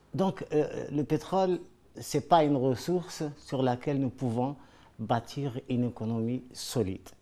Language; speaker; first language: French; non-native, local second language; Arabic